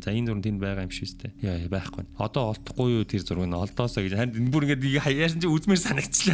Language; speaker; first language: Mongolian; native; Mongolian